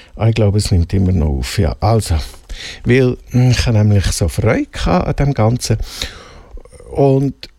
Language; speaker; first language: German; native; German